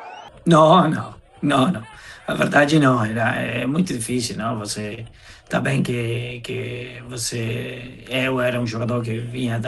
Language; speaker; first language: Portuguese; non-native, fluent; Spanish